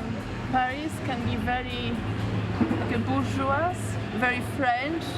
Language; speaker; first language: English; non-native, learner; Polish